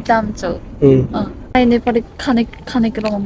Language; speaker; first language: Nepali; non-native, learner; Japanese